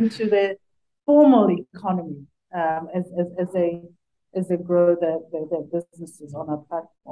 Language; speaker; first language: English; non-native, local second language; Northern Sotho